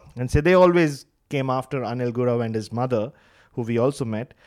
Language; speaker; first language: English; non-native, local second language; Tamil